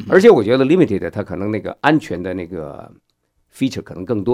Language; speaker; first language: Chinese; native; Chinese